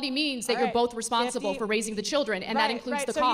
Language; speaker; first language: English; native; English